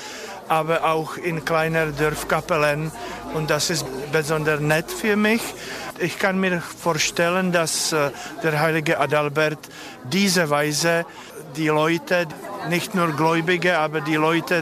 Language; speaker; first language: German; non-native, fluent; Czech